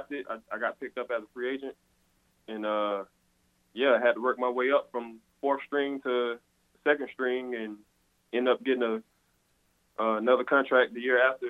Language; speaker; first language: English; native; English